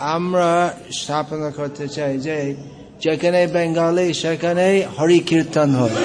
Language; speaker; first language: Bangla; non-native, fluent; English